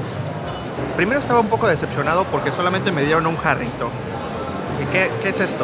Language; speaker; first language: Spanish; native; Spanish